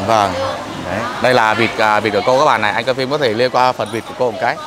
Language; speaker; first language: Vietnamese; native; Vietnamese